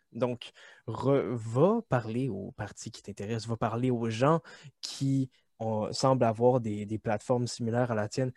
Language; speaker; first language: French; native; French